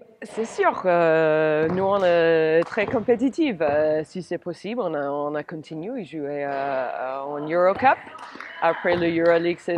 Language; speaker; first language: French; non-native, learner; English